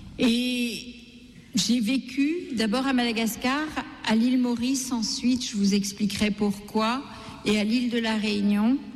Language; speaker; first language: French; non-native, local second language; Gujarati